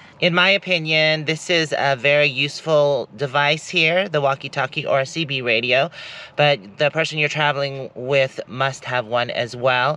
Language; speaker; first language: English; native; English